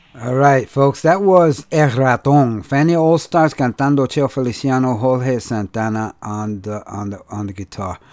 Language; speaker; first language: English; native; English